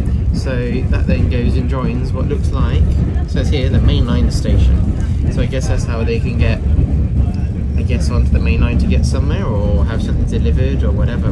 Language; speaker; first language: English; native; English